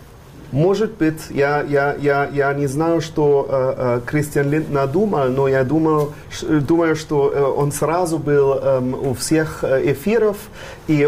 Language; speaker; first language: Russian; non-native, fluent; German